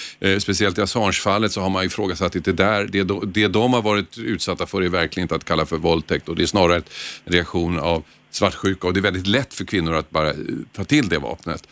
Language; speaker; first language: Swedish; native; Swedish